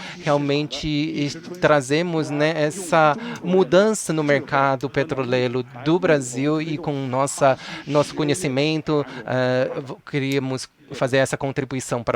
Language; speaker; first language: Portuguese; non-native, fluent; Chinese